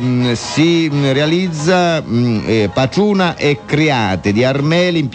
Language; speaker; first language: Italian; native; Italian